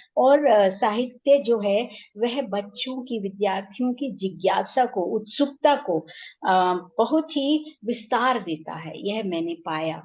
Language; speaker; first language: Hindi; native; Hindi